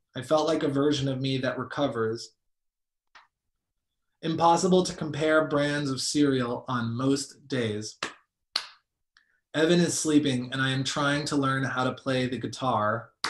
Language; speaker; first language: English; early bilingual, other home language; Spanish